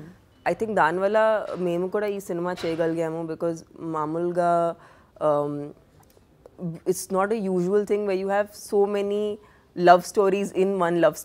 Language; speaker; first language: Telugu; non-native, local second language; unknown